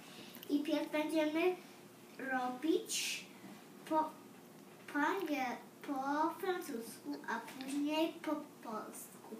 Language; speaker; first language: Polish; early bilingual, heritage; Polish